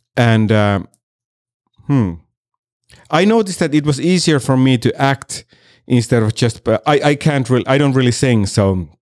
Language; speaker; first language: English; non-native, fluent; Finnish